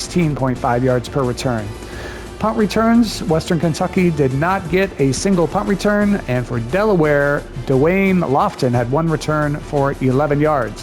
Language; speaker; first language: English; native; English